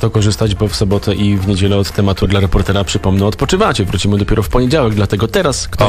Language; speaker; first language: Polish; native; Polish